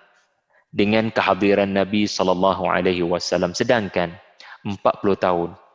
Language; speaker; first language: Malay; native; Malay